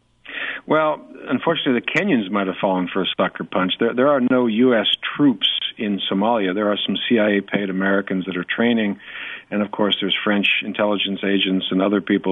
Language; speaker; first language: English; native; English